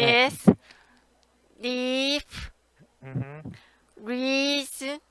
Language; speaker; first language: English; non-native, learner; Korean